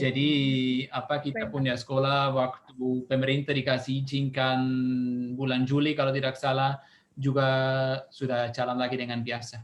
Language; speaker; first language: Indonesian; non-native, fluent; Swiss German